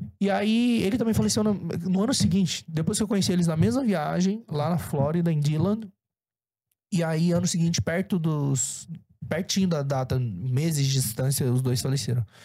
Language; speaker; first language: Portuguese; early bilingual, other home language; Korean